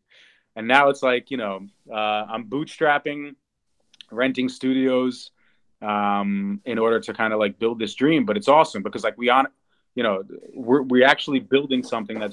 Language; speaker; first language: English; native; English